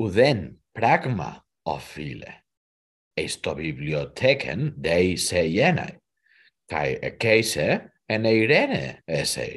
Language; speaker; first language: Greek; non-native, learner; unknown